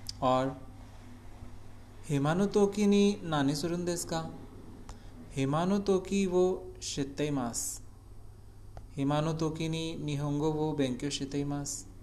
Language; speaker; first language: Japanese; non-native, learner; Hindi